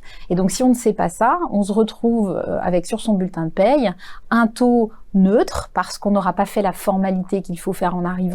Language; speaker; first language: French; native; French